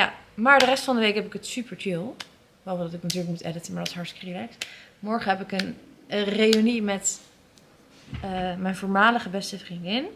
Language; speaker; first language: Dutch; native; Dutch